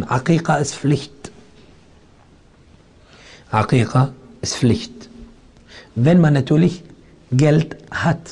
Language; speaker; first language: German; non-native, fluent; Arabic